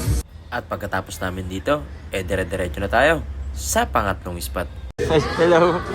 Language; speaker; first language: Filipino; native; Filipino